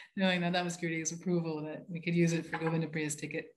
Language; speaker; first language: English; native; English